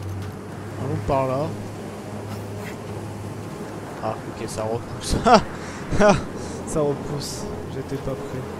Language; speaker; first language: French; native; French